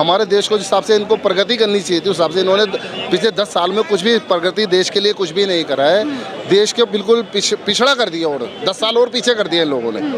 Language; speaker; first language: Hindi; native; Hindi